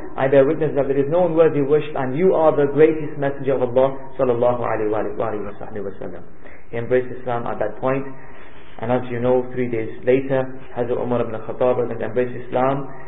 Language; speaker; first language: English; early bilingual, other home language; Urdu